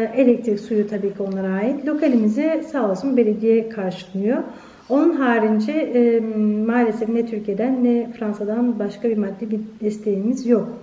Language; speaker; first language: Turkish; early bilingual, heritage; Turkish